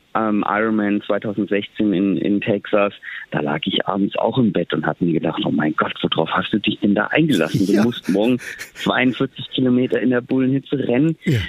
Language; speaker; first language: German; native; German